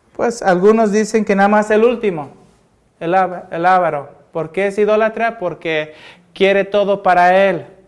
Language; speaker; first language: Spanish; early bilingual, heritage; Spanish